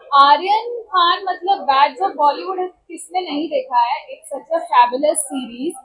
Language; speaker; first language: Hindi; native; Hindi